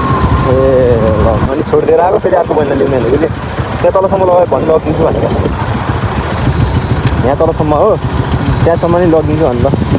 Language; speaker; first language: Nepali; native; Nepali